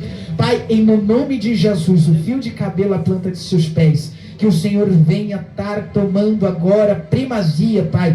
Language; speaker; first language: Portuguese; native; Portuguese